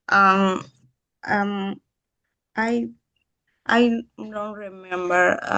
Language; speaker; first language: English; non-native, learner; Spanish